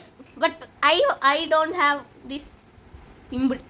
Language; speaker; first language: English; non-native, learner; Malayalam